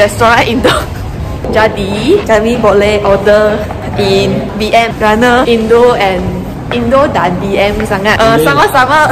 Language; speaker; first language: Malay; non-native, local second language; Chinese